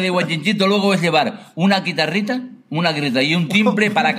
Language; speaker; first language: Spanish; native; Spanish